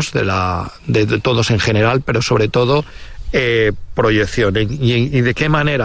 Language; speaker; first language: Spanish; native; Spanish